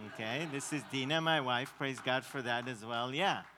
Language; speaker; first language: English; non-native, fluent; Hebrew